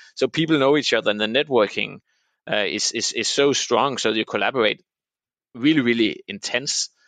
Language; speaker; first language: English; non-native, fluent; Danish